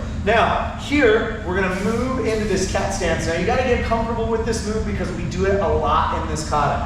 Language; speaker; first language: English; native; English